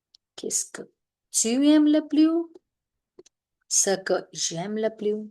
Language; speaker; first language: French; non-native, fluent; Hindi